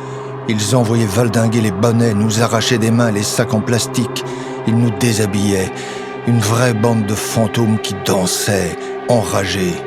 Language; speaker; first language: French; native; French